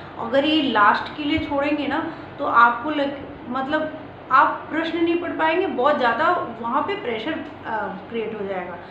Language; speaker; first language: Hindi; native; Hindi